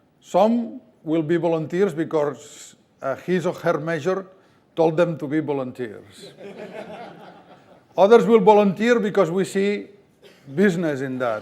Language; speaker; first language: English; non-native, fluent; Catalan